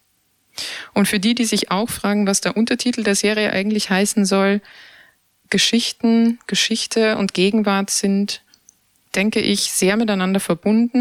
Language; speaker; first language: German; native; German